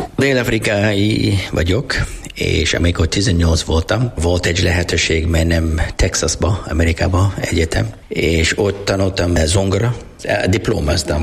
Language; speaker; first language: Hungarian; non-native, learner; English